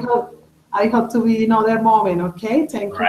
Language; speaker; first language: English; non-native, learner; Spanish